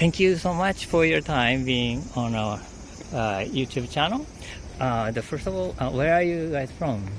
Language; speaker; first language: English; non-native, fluent; Japanese